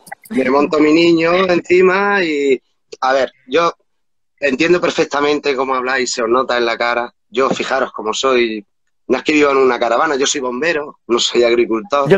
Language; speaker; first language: Spanish; native; Spanish